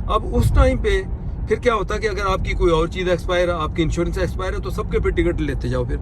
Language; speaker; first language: Urdu; non-native, local second language; Punjabi